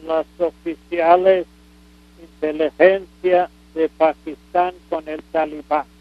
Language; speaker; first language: Spanish; non-native, fluent; English